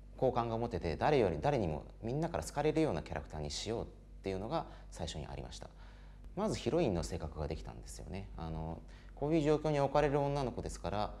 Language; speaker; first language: Japanese; native; Japanese